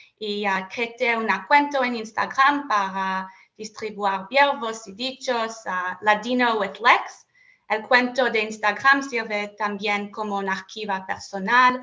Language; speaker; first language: Spanish; non-native, learner; English